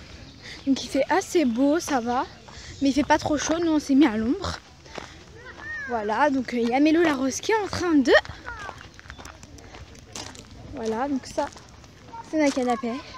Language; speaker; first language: French; native; French